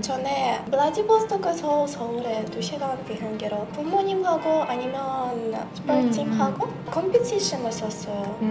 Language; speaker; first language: Korean; non-native, learner; Russian